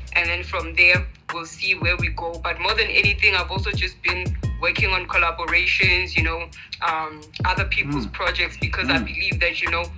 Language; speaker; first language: English; non-native, local second language; Zulu